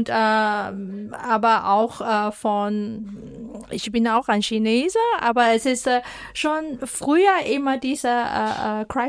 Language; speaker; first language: German; non-native, fluent; Chinese